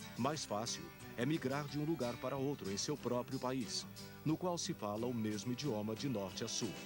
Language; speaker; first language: Portuguese; native; Portuguese